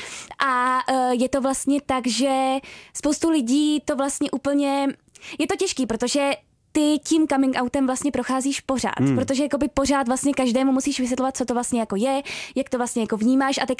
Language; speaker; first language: Czech; native; Czech